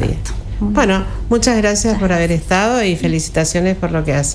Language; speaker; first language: Spanish; native; Spanish